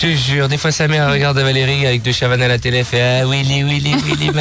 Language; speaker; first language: French; native; French